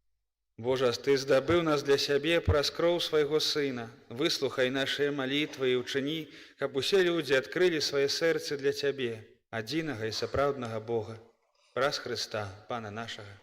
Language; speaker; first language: Belarusian; native; Belarusian